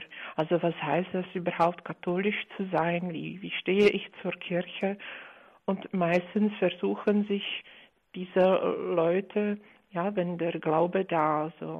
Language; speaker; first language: German; non-native, fluent; Czech